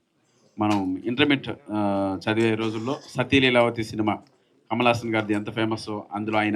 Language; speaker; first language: Telugu; native; Telugu